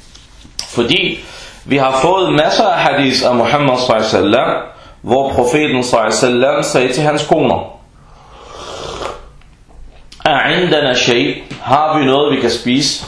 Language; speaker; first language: Danish; early bilingual, other home language; Arabic